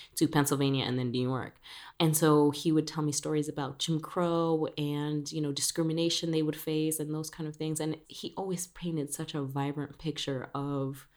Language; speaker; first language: English; early bilingual, other home language; Spanish